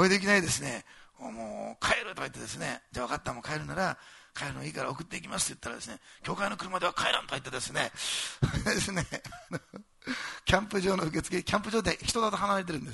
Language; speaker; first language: Japanese; native; Japanese